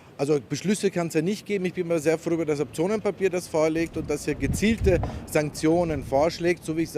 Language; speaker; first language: German; native; German